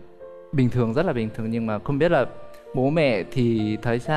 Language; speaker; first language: Vietnamese; non-native, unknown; Korean